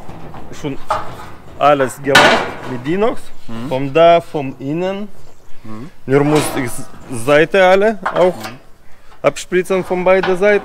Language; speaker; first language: German; non-native, learner; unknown